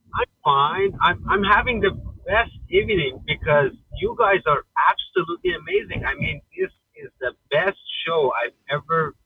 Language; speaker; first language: English; non-native, fluent; Persian